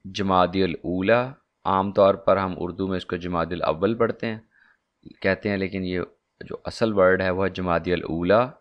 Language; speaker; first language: Urdu; non-native, local second language; Punjabi